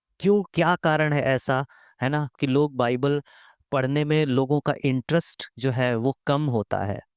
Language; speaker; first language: Hindi; native; Hindi